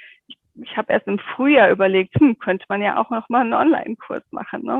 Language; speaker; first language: German; native; German